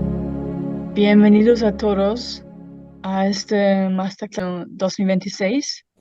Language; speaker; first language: Spanish; non-native, fluent; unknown